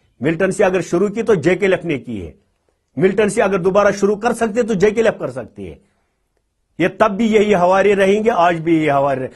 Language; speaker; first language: Urdu; non-native, local second language; Kashmiri